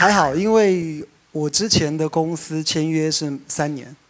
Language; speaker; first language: Chinese; native; Chinese